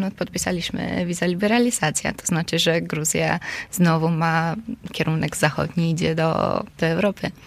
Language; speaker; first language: Polish; non-native, fluent; Georgian